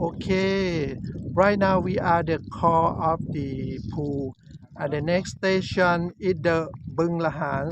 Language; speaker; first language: English; non-native, learner; Thai